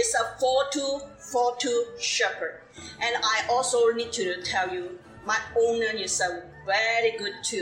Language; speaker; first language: English; non-native, local second language; Cantonese